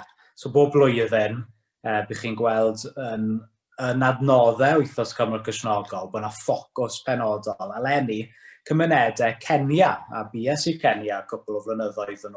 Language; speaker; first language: Welsh; native; Welsh